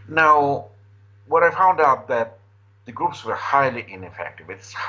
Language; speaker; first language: English; non-native, fluent; Romanian